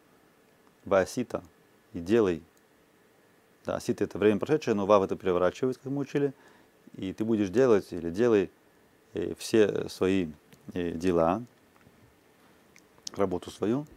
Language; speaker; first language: Russian; native; Russian